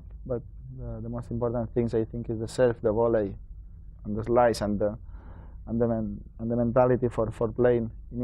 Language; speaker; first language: English; non-native, learner; Spanish